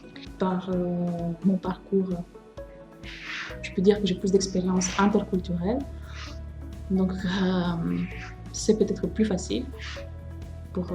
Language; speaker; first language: French; non-native, fluent; Romanian